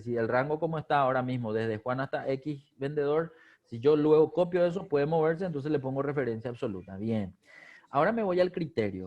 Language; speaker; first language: Spanish; native; Spanish